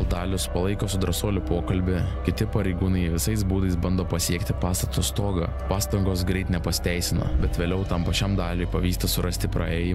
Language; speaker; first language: Lithuanian; native; Lithuanian